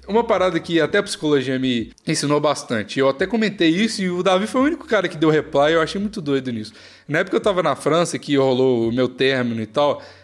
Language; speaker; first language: Portuguese; native; Portuguese